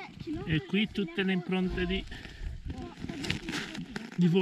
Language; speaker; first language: Italian; native; Italian